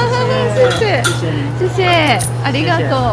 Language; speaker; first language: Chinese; non-native, learner; Japanese